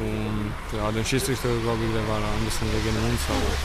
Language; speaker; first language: German; non-native, learner; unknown